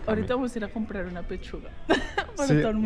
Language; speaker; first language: Spanish; native; Spanish